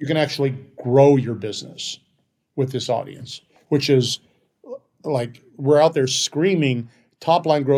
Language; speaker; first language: English; native; English